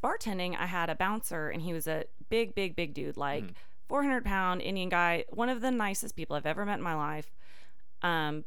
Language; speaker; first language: English; native; English